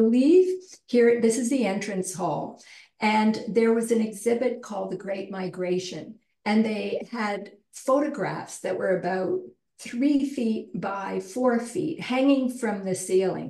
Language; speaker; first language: English; native; English